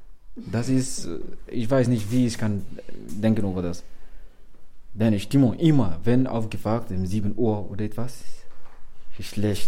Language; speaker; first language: German; non-native, learner; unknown